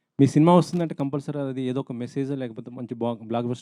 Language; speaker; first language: Telugu; native; Telugu